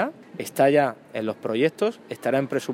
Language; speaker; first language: Spanish; native; Spanish